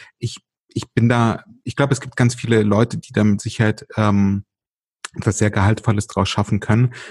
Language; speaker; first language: German; early bilingual, other home language; Russian